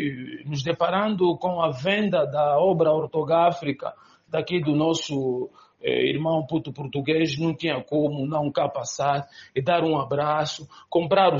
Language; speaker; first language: Portuguese; native; Portuguese